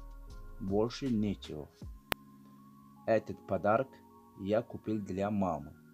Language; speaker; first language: Russian; non-native, fluent; Tajik